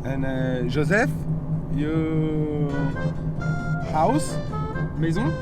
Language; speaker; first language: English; non-native, learner; French